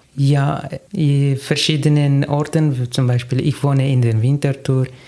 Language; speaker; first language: German; non-native, learner; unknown